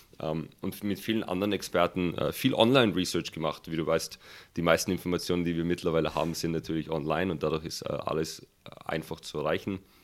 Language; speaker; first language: German; early bilingual, other home language; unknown